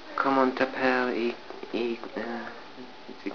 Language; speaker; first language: French; non-native, learner; English